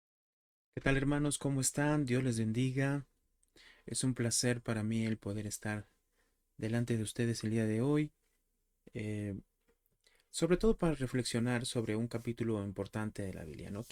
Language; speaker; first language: Spanish; native; Spanish